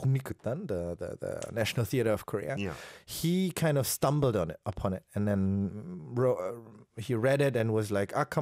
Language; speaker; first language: English; non-native, fluent; German